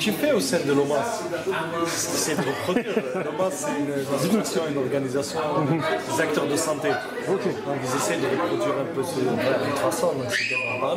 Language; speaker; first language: French; native; French